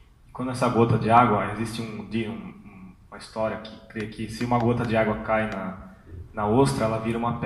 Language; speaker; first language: Portuguese; native; Portuguese